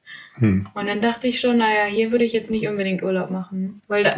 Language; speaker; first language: German; native; German